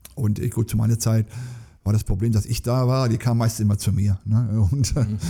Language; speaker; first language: German; native; German